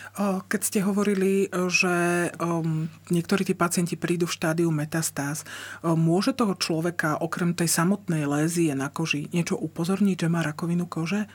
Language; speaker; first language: Slovak; native; Slovak